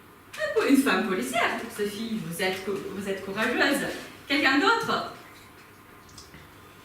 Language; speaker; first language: French; non-native, fluent; Ukrainian